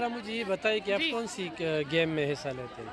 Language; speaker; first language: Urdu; non-native, local second language; Pashto